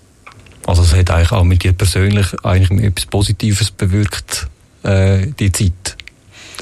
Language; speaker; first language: German; native; German